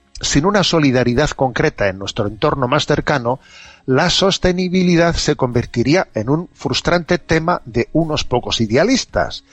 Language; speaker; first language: Spanish; native; Spanish